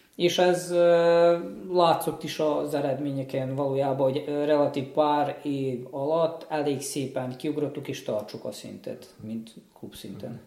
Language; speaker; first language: Hungarian; native; Hungarian